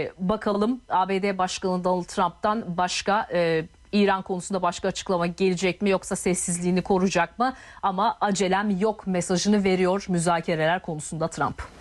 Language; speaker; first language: Turkish; native; Turkish